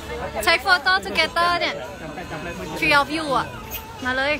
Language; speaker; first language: English; non-native, learner; Thai